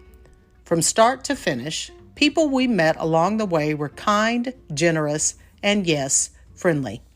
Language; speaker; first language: English; native; English